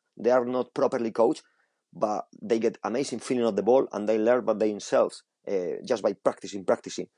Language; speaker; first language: English; non-native, fluent; Spanish